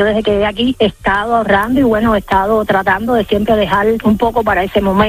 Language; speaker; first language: Spanish; native; Spanish